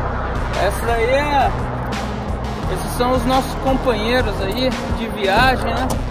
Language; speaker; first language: Portuguese; native; Portuguese